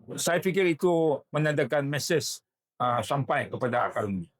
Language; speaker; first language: Malay; native; Malay